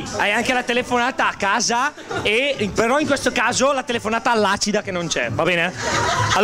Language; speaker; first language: Italian; native; Italian